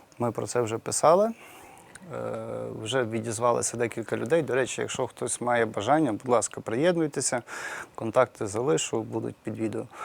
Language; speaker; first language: Ukrainian; native; Ukrainian